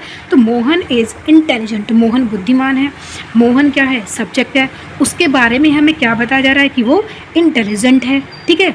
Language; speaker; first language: Hindi; native; Hindi